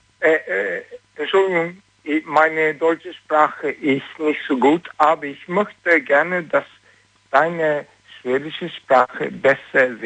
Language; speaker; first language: German; non-native, learner; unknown